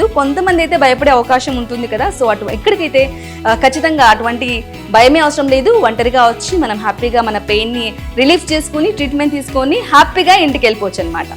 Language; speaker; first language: Telugu; native; Telugu